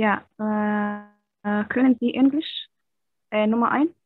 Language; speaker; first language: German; non-native, learner; Arabic